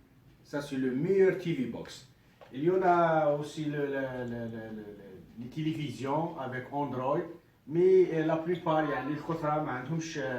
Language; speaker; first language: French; non-native, local second language; Arabic